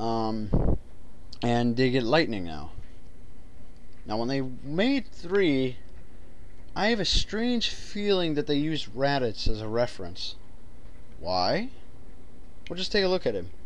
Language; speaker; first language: English; native; English